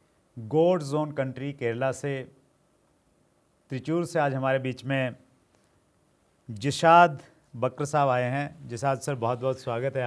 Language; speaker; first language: Hindi; native; Hindi